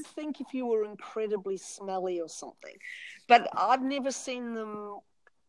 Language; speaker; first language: English; native; English